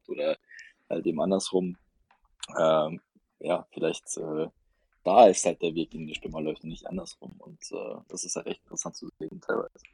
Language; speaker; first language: German; early bilingual, other home language; Russian